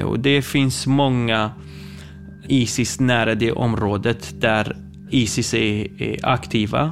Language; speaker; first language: Swedish; non-native, fluent; Kurdish